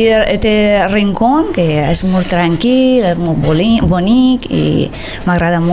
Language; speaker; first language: Catalan; non-native, learner; Persian